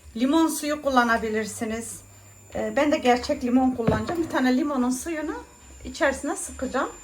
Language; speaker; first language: Turkish; native; Turkish